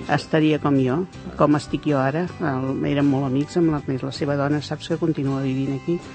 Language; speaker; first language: Catalan; native; Catalan